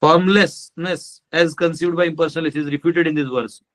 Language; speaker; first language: English; non-native, local second language; Hindi